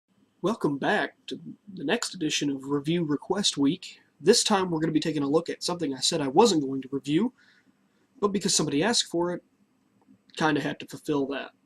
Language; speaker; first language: English; native; English